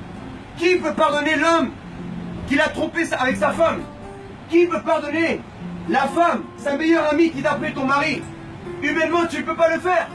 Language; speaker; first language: French; non-native, fluent; Spanish